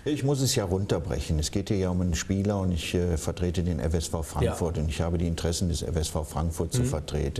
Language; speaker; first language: German; native; German